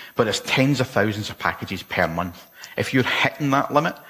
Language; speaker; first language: English; native; English